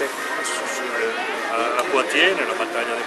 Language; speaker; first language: Spanish; non-native, learner; Italian